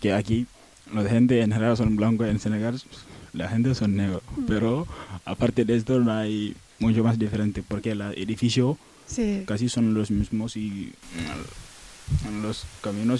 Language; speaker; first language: Spanish; non-native, learner; Wolof